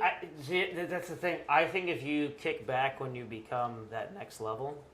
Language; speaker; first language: English; native; English